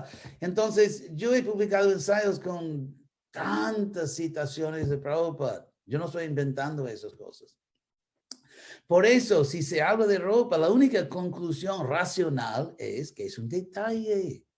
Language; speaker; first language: Spanish; non-native, fluent; English